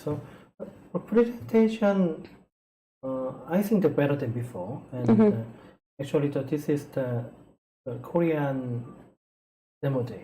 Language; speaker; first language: English; non-native, learner; Korean